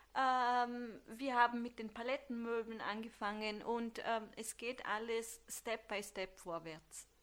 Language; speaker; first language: German; early bilingual, other home language; Turkish